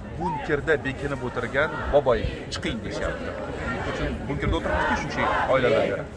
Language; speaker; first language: Uzbek; non-native, local second language; Russian